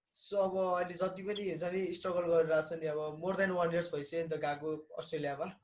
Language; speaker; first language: Nepali; native; Nepali